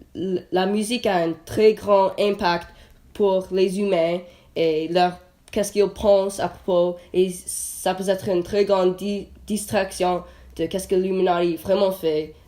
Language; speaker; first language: French; non-native, learner; English